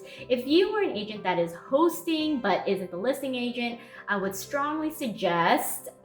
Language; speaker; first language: English; native; English